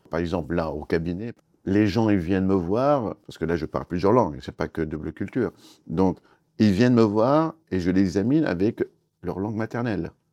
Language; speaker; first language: French; non-native, fluent; Kurdish